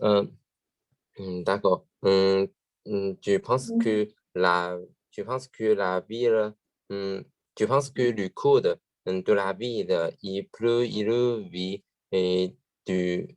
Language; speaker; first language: French; non-native, learner; Chinese